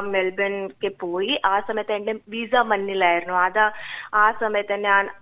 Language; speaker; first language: Malayalam; non-native, fluent; Marathi